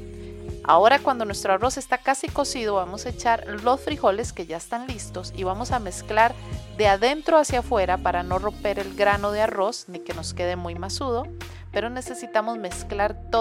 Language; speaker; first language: Spanish; native; Spanish